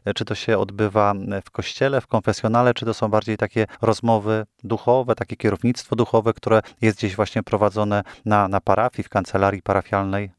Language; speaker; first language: Polish; native; Polish